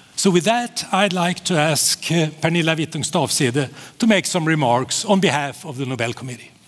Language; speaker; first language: English; non-native, fluent; Swedish